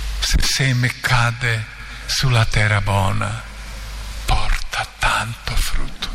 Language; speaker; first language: Italian; non-native, fluent; Croatian